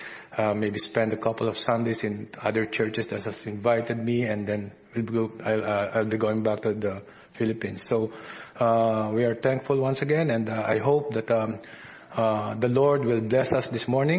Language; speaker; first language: English; non-native, local second language; Filipino